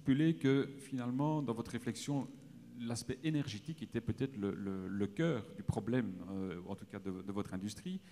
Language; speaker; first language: French; native; French